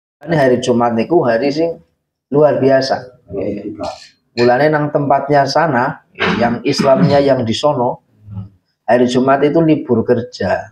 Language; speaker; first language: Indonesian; non-native, local second language; Javanese